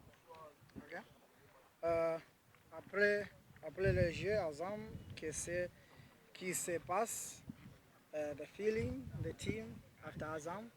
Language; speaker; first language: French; non-native, learner; Swahili